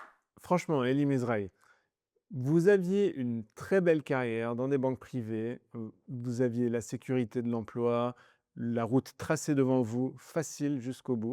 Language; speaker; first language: French; native; French